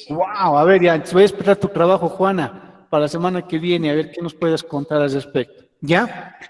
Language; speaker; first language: Spanish; native; Spanish